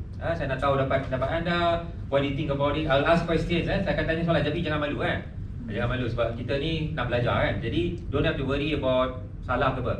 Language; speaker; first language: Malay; non-native, local second language; Tamil